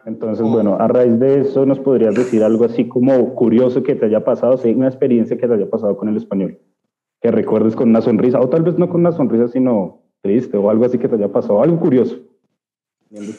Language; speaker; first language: Spanish; native; Spanish